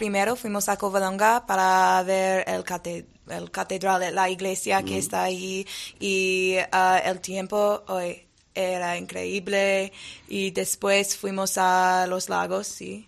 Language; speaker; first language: Spanish; non-native, learner; English